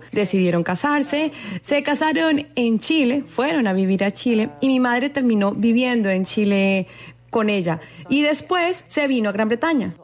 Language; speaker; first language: Spanish; non-native, fluent; English